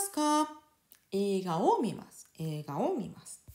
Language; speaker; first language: Japanese; non-native, fluent; French